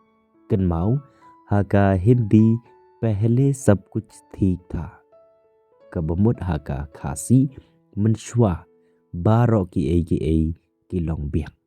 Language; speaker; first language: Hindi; non-native, local second language; Khasi